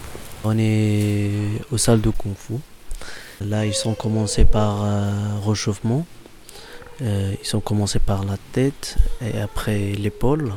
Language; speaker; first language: French; non-native, learner; Central Kurdish